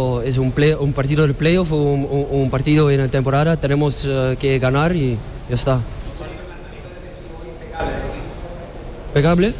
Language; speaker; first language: Spanish; non-native, learner; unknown